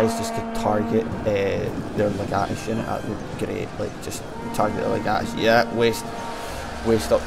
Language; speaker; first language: English; native; English